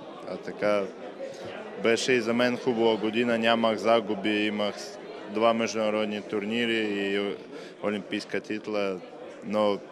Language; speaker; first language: Bulgarian; non-native, learner; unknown